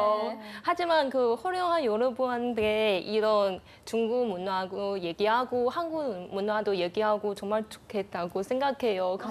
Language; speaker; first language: Korean; non-native, fluent; Chinese